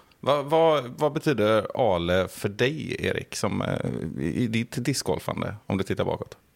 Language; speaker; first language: Swedish; native; Swedish